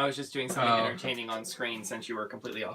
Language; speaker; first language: English; native; English